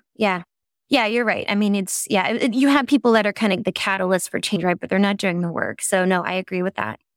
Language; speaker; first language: English; native; English